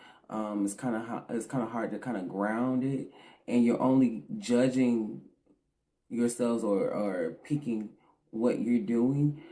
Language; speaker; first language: English; native; English